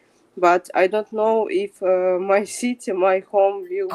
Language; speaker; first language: English; non-native, fluent; Ukrainian